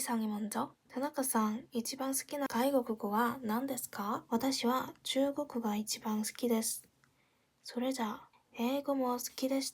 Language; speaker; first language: Japanese; non-native, fluent; Korean